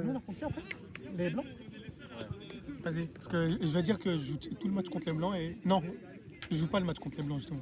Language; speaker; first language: French; native; French